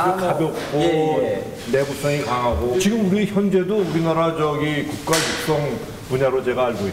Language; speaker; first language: Korean; native; Korean